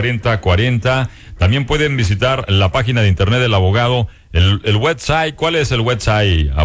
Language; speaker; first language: Spanish; native; Spanish